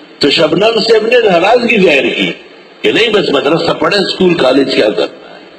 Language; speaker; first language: Urdu; non-native, local second language; Pashto